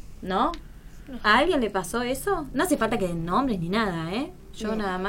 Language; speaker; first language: Spanish; native; Spanish